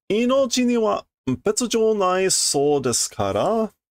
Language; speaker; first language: Japanese; non-native, learner; English